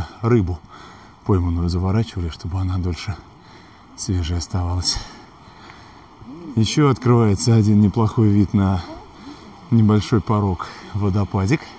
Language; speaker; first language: Russian; native; Russian